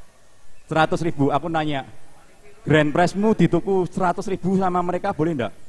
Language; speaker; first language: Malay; non-native, local second language; Javanese